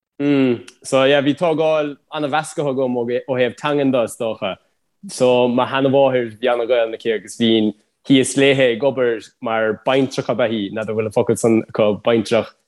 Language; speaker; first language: Irish; native; Irish